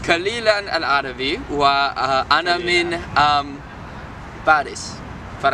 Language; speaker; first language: Arabic; non-native, learner; French